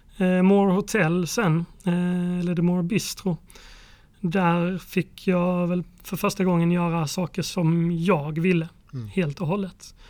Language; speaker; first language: Swedish; native; Swedish